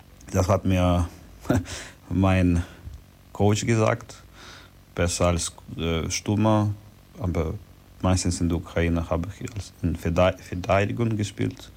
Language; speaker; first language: German; non-native, learner; Ukrainian